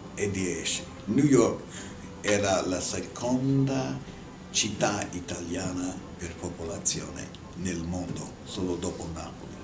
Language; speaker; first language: Italian; non-native, fluent; English